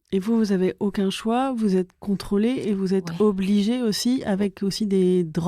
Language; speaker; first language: French; native; French